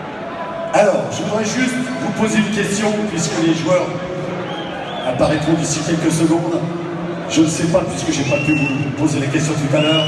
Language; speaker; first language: French; native; French